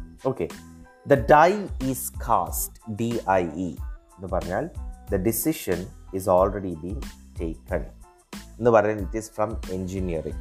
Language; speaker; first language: English; non-native, local second language; Malayalam